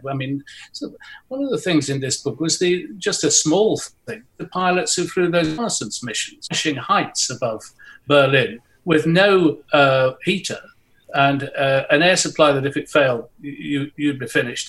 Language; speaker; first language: English; native; English